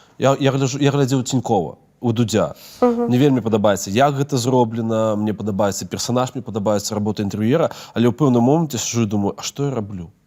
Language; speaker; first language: Belarusian; non-native, local second language; Russian